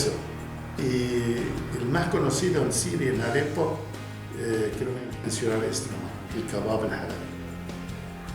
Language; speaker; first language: Spanish; non-native, fluent; Arabic